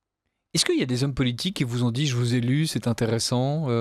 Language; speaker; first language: French; native; French